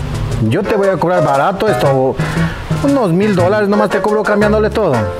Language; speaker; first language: Spanish; native; Spanish